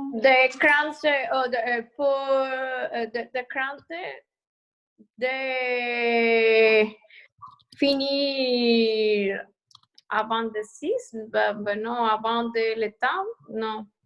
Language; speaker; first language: French; non-native, learner; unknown